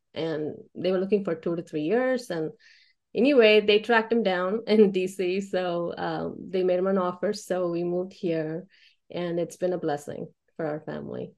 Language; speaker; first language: English; early bilingual, other home language; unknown